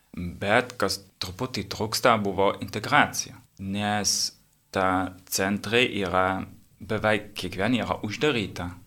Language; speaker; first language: Lithuanian; non-native, learner; English